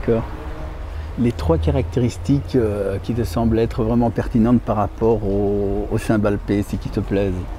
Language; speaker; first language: French; native; French